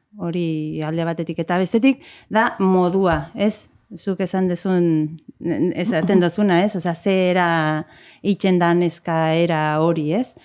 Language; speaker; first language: Basque; non-native, fluent; Spanish